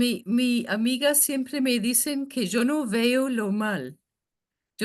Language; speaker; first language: Spanish; non-native, fluent; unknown